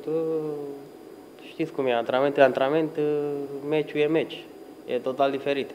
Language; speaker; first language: Romanian; early bilingual, heritage; Romanian